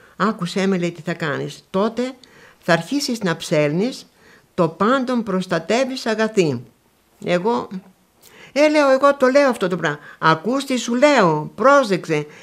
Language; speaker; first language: Greek; native; Greek